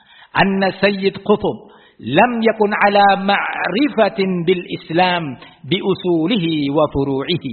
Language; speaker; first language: Arabic; non-native, fluent; Indonesian